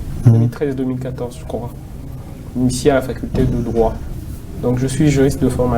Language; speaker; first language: French; non-native, local second language; Swahili